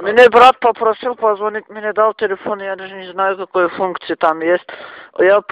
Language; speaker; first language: Russian; non-native, local second language; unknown